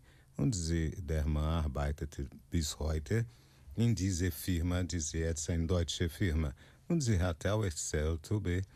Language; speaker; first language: German; non-native, fluent; Portuguese